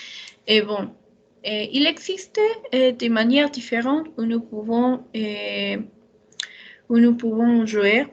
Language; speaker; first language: French; non-native, learner; Spanish